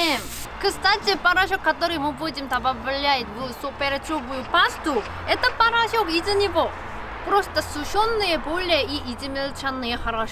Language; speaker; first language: Russian; non-native, learner; Korean